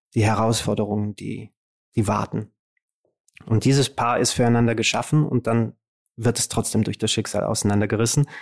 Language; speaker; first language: German; early bilingual, other home language; Romanian